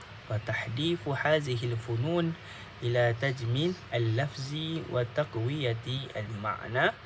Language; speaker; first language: Arabic; non-native, local second language; Malay